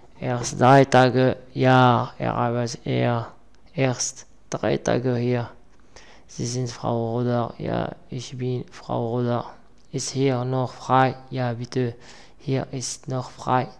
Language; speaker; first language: German; non-native, learner; Arabic